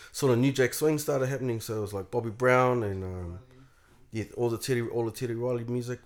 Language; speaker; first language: English; native; English